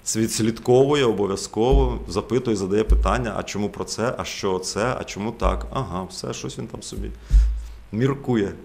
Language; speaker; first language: Ukrainian; native; Ukrainian